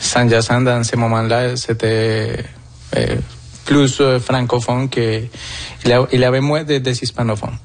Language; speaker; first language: French; non-native, fluent; Spanish